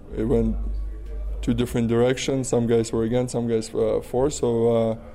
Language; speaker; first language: English; non-native, fluent; Russian